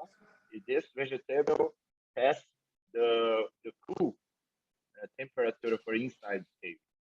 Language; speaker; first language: English; non-native, learner; Portuguese